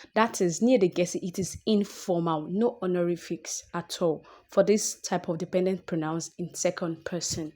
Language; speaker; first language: English; non-native, local second language; Yoruba